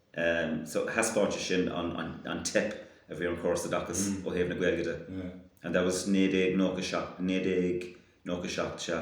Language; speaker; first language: Irish; non-native, local second language; English